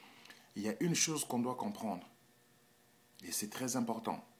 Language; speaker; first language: French; non-native, local second language; Lingala